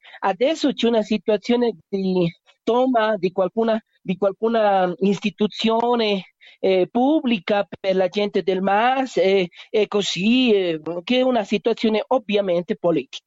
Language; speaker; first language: Italian; non-native, learner; Spanish